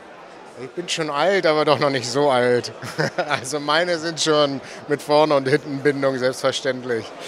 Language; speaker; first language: German; native; German